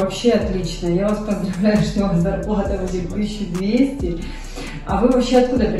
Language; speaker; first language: Russian; native; Russian